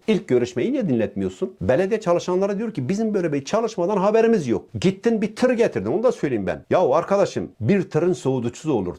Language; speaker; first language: Turkish; non-native, local second language; Kurdish